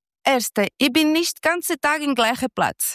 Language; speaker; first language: German; non-native, learner; Portuguese